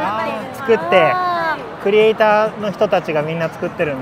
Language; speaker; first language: Japanese; native; Japanese